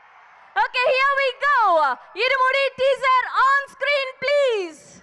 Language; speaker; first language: Telugu; native; Telugu